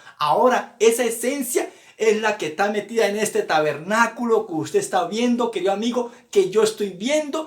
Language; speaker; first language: Spanish; native; Spanish